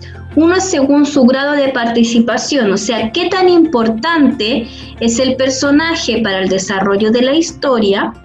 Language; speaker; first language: Spanish; native; Spanish